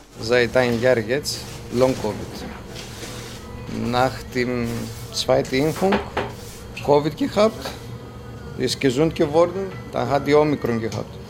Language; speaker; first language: German; non-native, learner; Greek